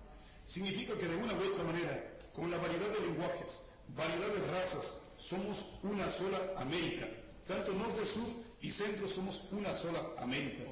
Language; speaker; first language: Spanish; native; Spanish